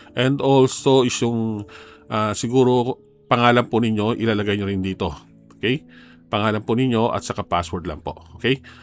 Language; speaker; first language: Filipino; native; Filipino